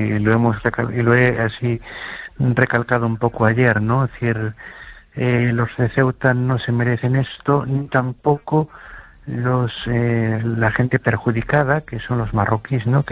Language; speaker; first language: Spanish; native; Spanish